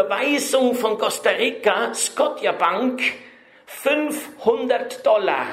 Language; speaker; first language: German; native; German